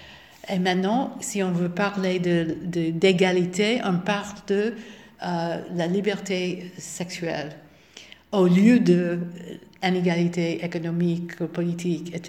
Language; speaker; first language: French; non-native, fluent; English